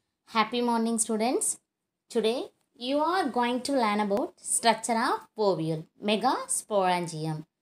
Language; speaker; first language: English; non-native, local second language; Tamil